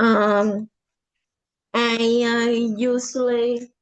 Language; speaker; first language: English; non-native, learner; Vietnamese